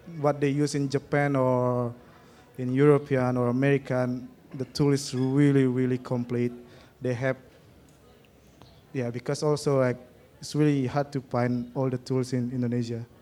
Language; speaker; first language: English; non-native, learner; Indonesian